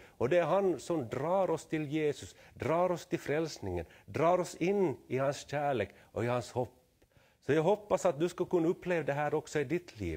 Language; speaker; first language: Swedish; native; Swedish